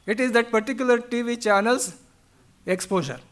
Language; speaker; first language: English; non-native, local second language; Kannada